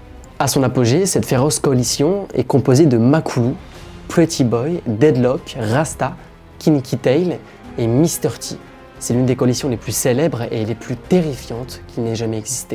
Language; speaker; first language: French; native; French